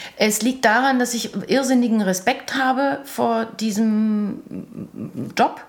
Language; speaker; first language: German; early bilingual, other home language; Croatian